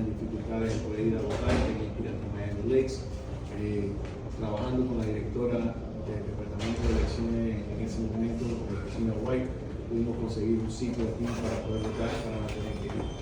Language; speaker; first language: Spanish; early bilingual, heritage; Spanish